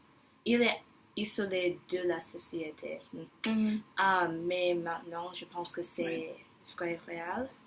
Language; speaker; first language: French; non-native, learner; English